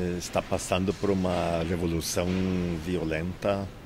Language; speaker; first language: Portuguese; non-native, fluent; Swedish